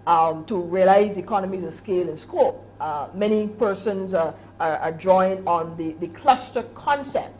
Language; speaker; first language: English; native; English